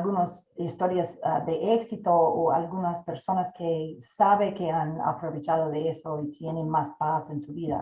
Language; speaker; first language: Spanish; non-native, fluent; English